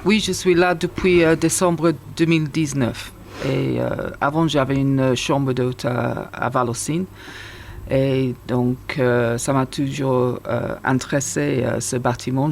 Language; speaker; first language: French; non-native, fluent; English